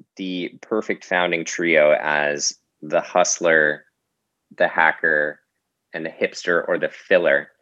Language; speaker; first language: English; native; English